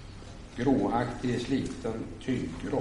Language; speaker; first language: Swedish; native; Swedish